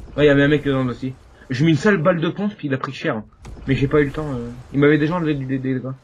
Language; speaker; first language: French; native; French